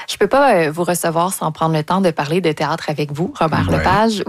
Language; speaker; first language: French; native; French